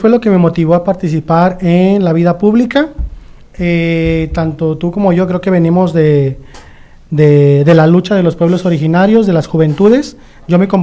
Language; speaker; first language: Spanish; non-native, local second language; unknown